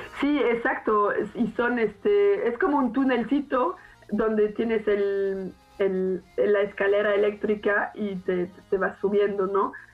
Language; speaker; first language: Spanish; non-native, fluent; French